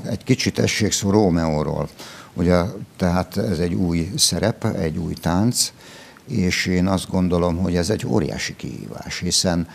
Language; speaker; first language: Hungarian; native; Hungarian